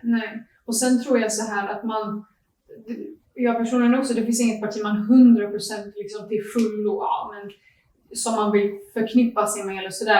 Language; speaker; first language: Swedish; native; Swedish